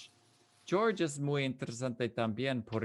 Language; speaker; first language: Spanish; non-native, fluent; English